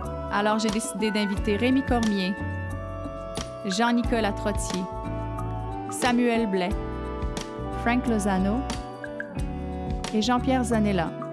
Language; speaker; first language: French; native; French